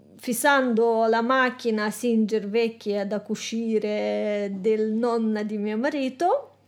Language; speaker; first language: Italian; non-native, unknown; Russian